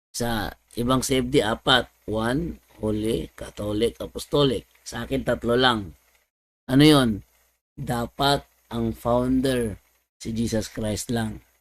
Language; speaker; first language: Filipino; non-native, local second language; Cebuano